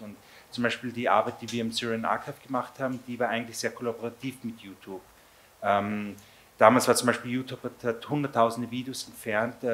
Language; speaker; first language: German; native; German